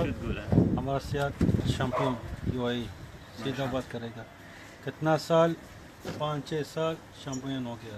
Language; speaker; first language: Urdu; non-native, learner; Arabic